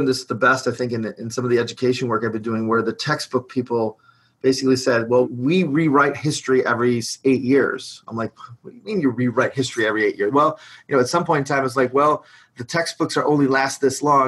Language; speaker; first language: English; native; English